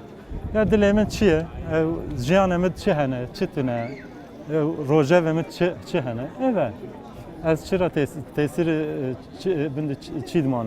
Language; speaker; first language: Kurdish; non-native, local second language; Zaza